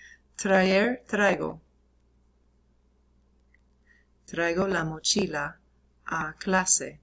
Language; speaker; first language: Spanish; non-native, fluent; English